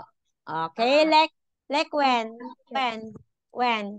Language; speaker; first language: English; non-native, local second language; Filipino